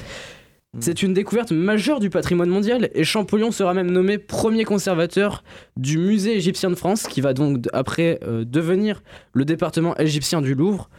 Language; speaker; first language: French; native; French